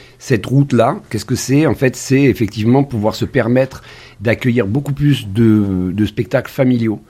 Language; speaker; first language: French; native; French